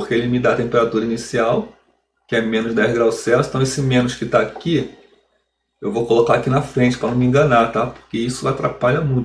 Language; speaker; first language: Portuguese; native; Portuguese